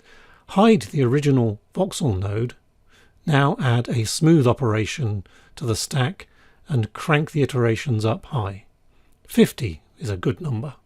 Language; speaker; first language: English; native; English